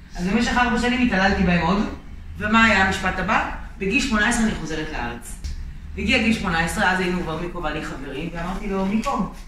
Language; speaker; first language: Hebrew; native; Hebrew